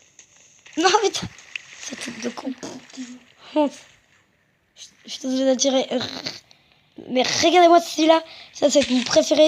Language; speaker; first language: French; native; French